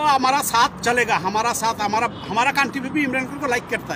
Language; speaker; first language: Hindi; non-native, fluent; Bangla